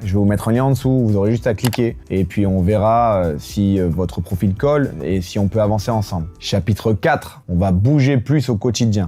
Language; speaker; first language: French; native; French